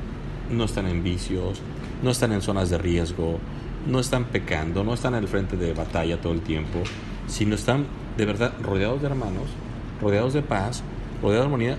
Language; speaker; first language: Spanish; native; Spanish